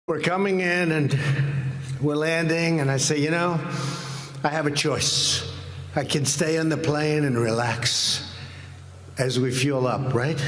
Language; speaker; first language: English; native; English